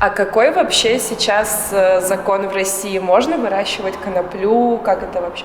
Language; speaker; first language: Russian; native; Russian